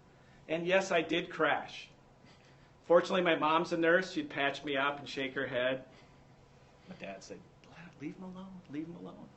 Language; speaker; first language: English; native; English